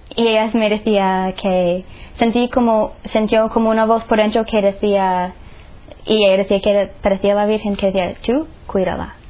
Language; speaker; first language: Spanish; non-native, fluent; English